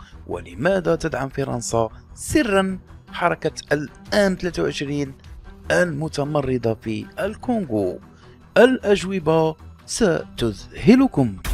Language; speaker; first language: Arabic; native; Arabic